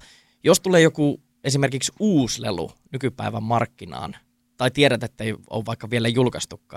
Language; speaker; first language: Finnish; native; Finnish